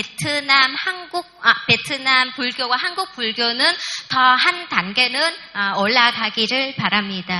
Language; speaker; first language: Korean; non-native, fluent; Vietnamese